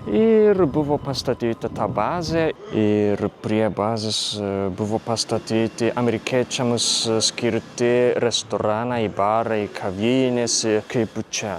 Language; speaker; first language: Lithuanian; non-native, fluent; Japanese